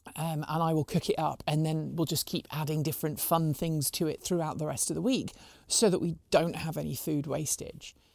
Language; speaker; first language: English; native; English